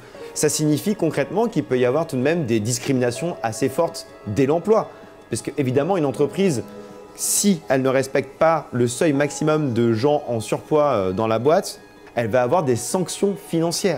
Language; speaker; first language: French; native; French